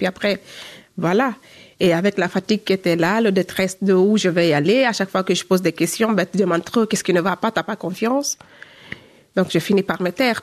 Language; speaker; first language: French; non-native, local second language; Fula